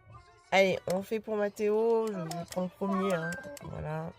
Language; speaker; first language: French; native; French